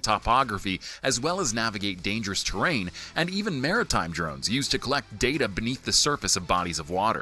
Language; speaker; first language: English; native; English